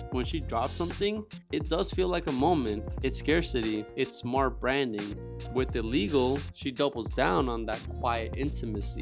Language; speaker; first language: English; native; English